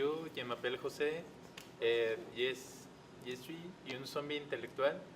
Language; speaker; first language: French; non-native, learner; Spanish